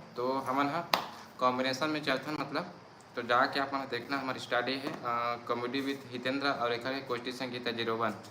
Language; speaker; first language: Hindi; non-native, local second language; Chhattisgarhi